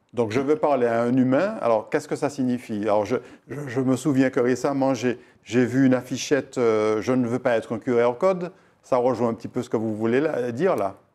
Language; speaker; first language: French; native; French